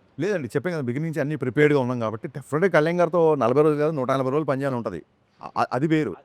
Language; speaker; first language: Telugu; native; Telugu